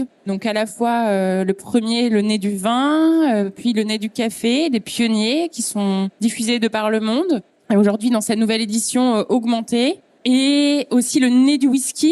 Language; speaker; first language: French; native; French